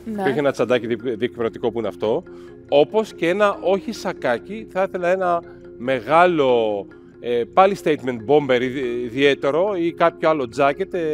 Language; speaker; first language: Greek; native; Greek